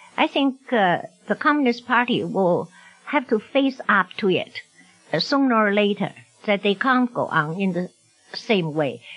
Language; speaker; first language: English; non-native, fluent; Chinese